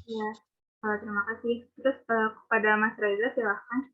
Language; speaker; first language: Indonesian; native; Indonesian